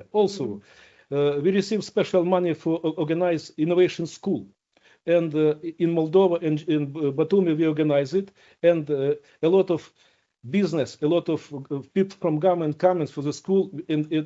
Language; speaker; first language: English; non-native, learner; Ukrainian